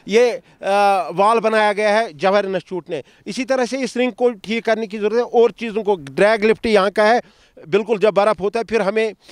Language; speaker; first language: Hindi; non-native, local second language; Kashmiri